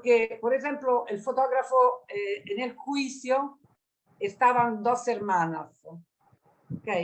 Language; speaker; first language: Spanish; non-native, learner; Italian